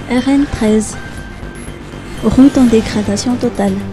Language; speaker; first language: French; non-native, local second language; Malagasy